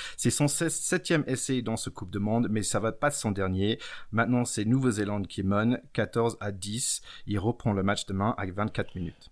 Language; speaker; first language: French; non-native, fluent; English